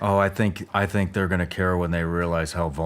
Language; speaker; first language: English; native; English